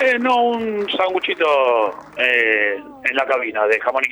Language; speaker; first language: Spanish; native; Spanish